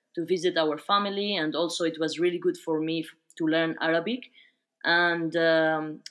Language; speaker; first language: English; non-native, fluent; Spanish